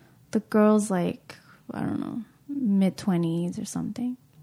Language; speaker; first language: English; non-native, fluent; Japanese